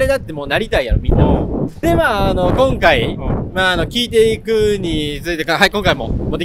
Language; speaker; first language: Japanese; native; Japanese